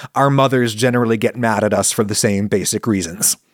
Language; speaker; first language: English; early bilingual, other home language; Italian